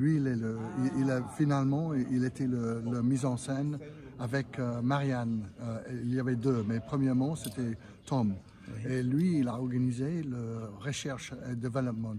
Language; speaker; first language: French; non-native, fluent; English